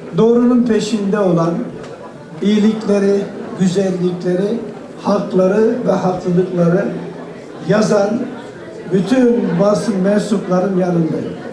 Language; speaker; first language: Turkish; native; Turkish